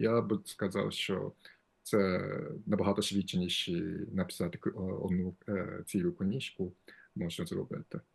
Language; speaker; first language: Ukrainian; non-native, fluent; Japanese